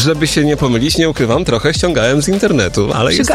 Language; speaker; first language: Polish; native; Polish